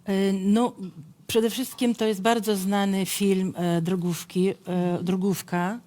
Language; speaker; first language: Polish; non-native, fluent; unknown